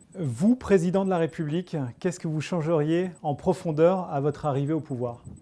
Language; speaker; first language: French; native; French